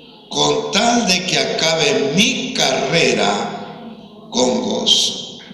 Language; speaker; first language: Spanish; native; Spanish